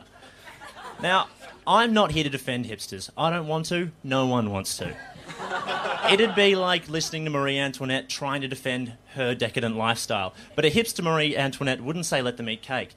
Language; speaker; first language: English; native; English